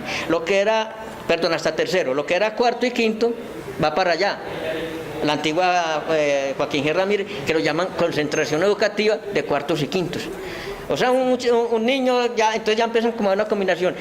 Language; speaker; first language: Spanish; native; Spanish